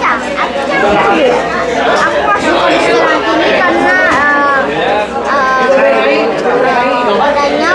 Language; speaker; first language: Indonesian; early bilingual, heritage; Spanish